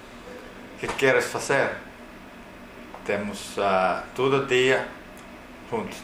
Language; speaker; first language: Spanish; non-native, learner; Portuguese